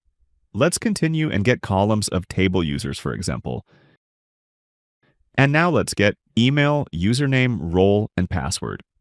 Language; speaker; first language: English; non-native, fluent; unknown